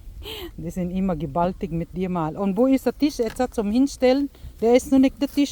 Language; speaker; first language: German; non-native, learner; Filipino